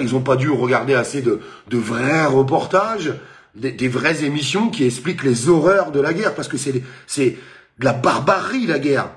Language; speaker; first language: French; native; French